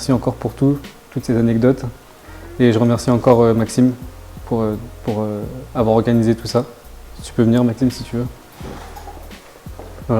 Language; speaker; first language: French; native; French